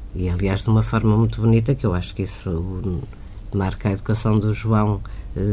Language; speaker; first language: Portuguese; native; Portuguese